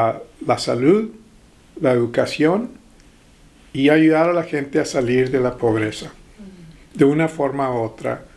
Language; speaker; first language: Spanish; early bilingual, heritage; Spanish